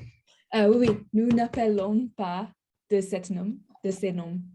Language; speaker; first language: French; non-native, learner; English